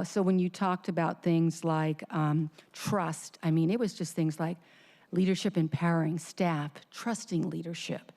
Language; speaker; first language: English; native; English